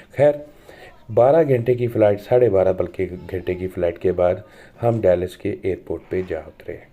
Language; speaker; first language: Urdu; non-native, local second language; Punjabi